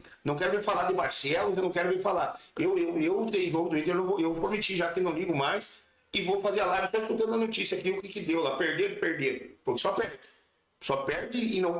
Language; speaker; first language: Portuguese; native; Portuguese